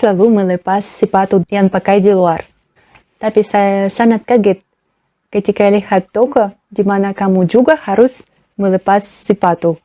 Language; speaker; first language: Indonesian; non-native, learner; Russian